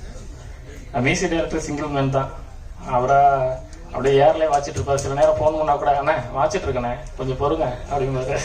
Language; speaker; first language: Tamil; native; Tamil